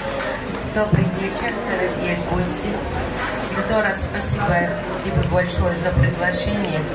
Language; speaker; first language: Russian; non-native, fluent; Georgian